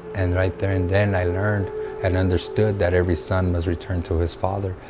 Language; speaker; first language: English; native; English